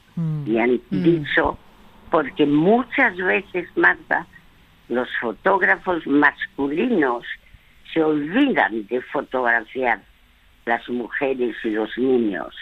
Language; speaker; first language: Spanish; non-native, fluent; French